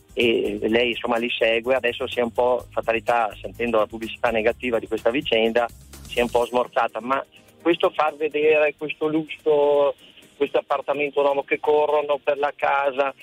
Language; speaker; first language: Italian; native; Italian